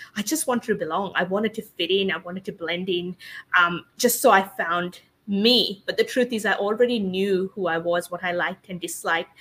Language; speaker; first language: English; non-native, local second language; Sinhala